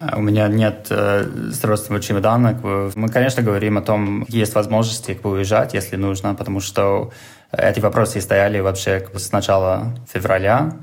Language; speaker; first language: Russian; non-native, fluent; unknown